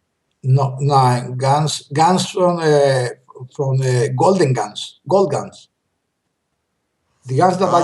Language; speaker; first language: English; non-native, learner; Spanish